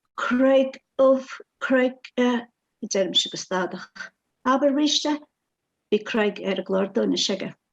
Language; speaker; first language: Irish; native; Irish